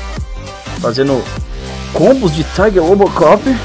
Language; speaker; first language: Portuguese; native; Portuguese